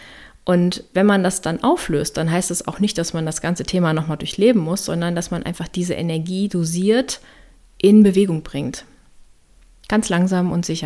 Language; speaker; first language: German; native; German